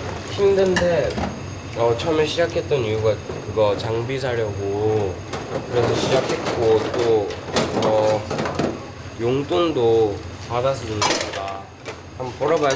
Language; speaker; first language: Korean; early bilingual, other home language; Urdu